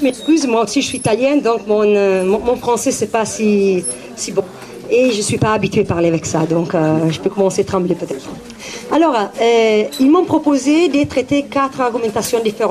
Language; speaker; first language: French; non-native, learner; Italian